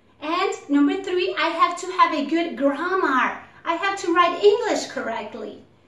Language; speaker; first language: English; non-native, fluent; Spanish